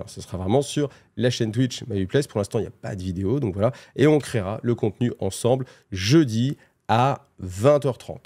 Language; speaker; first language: French; native; French